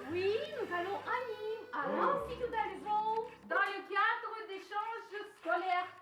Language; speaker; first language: French; non-native, learner; Russian